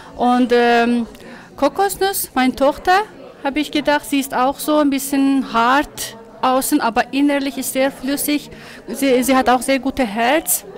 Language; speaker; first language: German; non-native, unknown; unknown